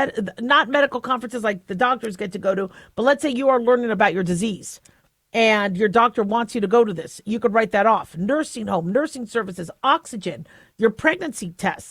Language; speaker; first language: English; native; English